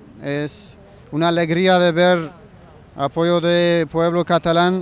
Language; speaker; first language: Spanish; non-native, learner; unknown